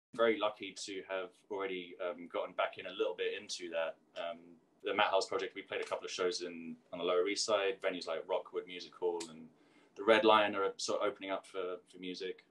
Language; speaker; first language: English; native; English